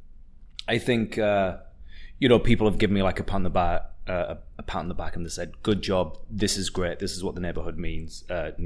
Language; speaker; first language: English; native; English